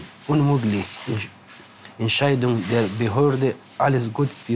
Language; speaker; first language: German; non-native, learner; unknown